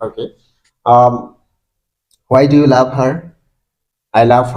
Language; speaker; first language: English; non-native, fluent; Bangla